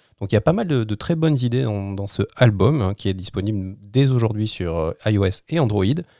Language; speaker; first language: French; native; French